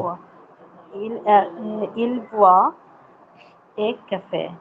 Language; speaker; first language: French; non-native, learner; Bangla